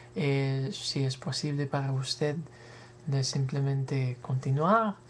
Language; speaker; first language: Spanish; non-native, learner; English